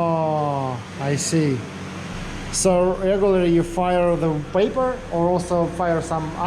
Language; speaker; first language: English; non-native, learner; Russian